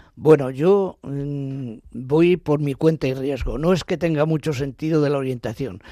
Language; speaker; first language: Spanish; native; Spanish